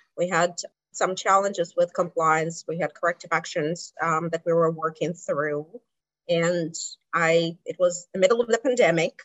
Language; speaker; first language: English; non-native, fluent; Russian